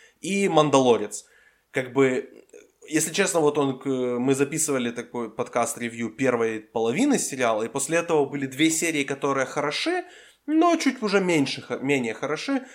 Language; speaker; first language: Russian; native; Russian